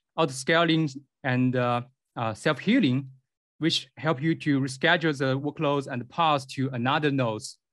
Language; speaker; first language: English; non-native, fluent; Chinese